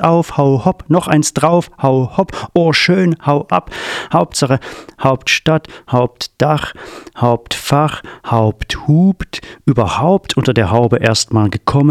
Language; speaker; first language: German; native; German